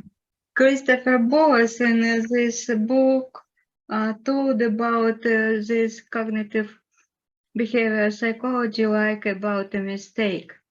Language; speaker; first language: English; non-native, learner; Russian